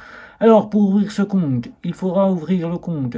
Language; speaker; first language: French; native; French